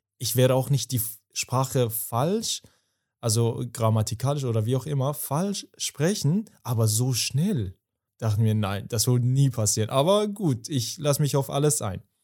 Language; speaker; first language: German; non-native, fluent; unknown